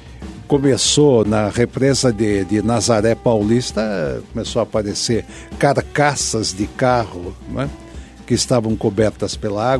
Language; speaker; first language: Portuguese; native; Portuguese